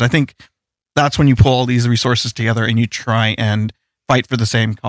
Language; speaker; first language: English; early bilingual, other home language; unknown